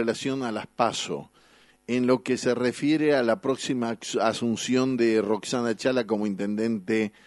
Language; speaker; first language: Spanish; native; Spanish